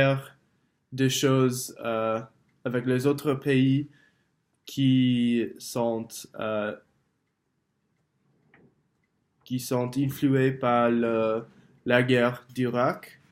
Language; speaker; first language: French; non-native, learner; English